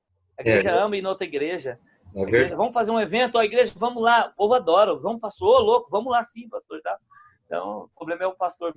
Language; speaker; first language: Portuguese; native; Portuguese